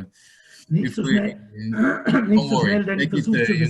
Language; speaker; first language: German; non-native, fluent; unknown